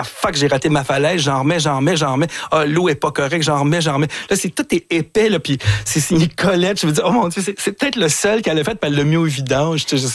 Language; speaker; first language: French; native; French